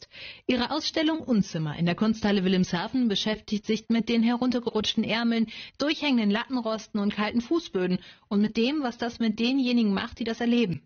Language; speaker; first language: German; native; German